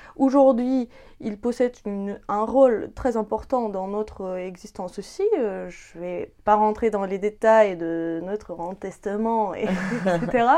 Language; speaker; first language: French; non-native, fluent; Ukrainian